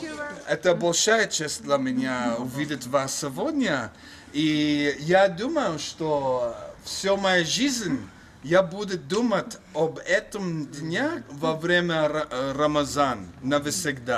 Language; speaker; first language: Russian; non-native, fluent; English